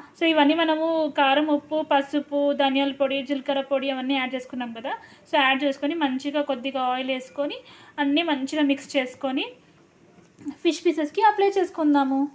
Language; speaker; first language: Telugu; non-native, local second language; Lambadi